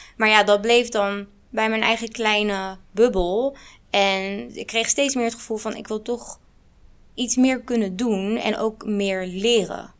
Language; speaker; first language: Dutch; early bilingual, other home language; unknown